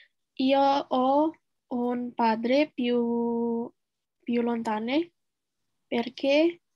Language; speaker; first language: Italian; non-native, learner; Indonesian